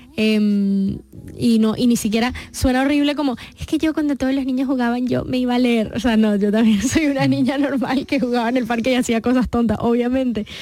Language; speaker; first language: Spanish; early bilingual, heritage; Spanish